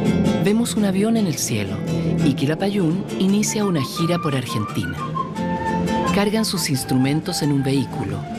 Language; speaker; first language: Spanish; native; Spanish